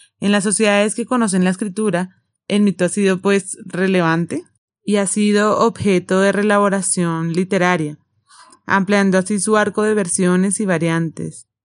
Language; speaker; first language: Spanish; native; Spanish